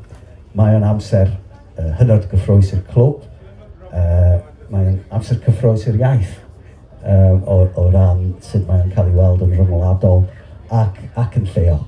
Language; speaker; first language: Welsh; native; Welsh